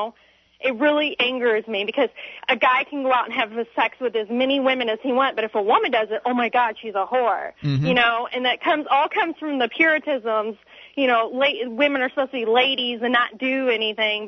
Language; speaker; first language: English; native; English